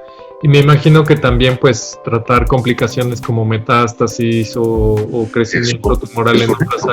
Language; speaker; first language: Spanish; native; Spanish